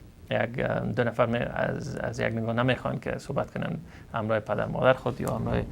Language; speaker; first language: Persian; native; Persian